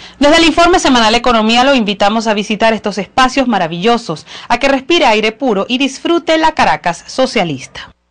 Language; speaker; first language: Spanish; native; Spanish